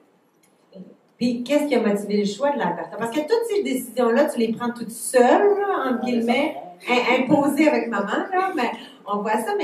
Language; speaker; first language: French; native; French